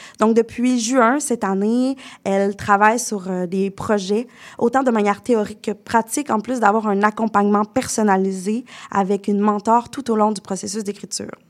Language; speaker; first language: French; native; French